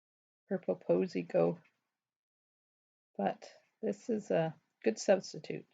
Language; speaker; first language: English; native; English